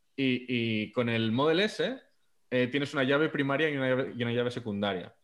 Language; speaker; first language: Spanish; native; Spanish